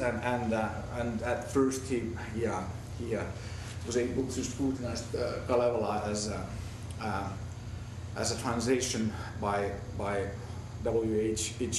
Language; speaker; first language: English; non-native, fluent; Finnish